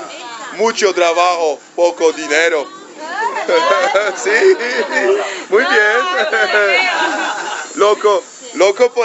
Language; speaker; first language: Spanish; non-native, learner; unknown